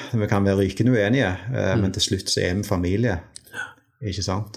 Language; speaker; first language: Norwegian; native; Norwegian